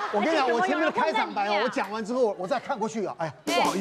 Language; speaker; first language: Chinese; native; Chinese